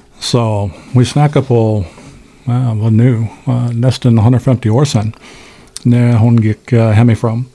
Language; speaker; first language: Swedish; non-native, learner; English